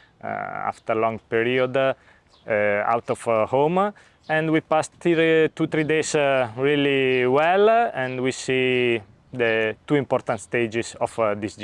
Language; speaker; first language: English; non-native, learner; Italian